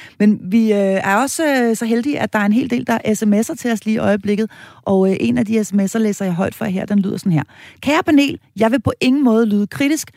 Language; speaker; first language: Danish; native; Danish